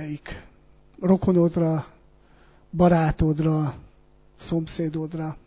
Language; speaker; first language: Hungarian; native; Hungarian